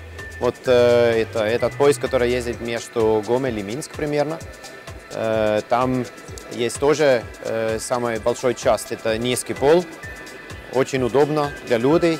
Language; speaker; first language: Russian; non-native, learner; German